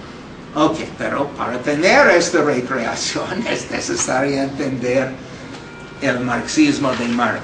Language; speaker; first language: Spanish; non-native, fluent; English